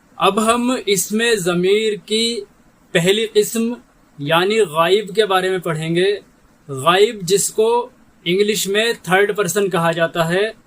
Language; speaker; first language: Urdu; native; Urdu